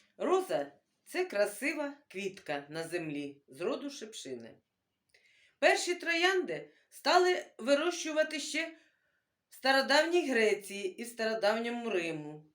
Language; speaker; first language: Ukrainian; non-native, local second language; Russian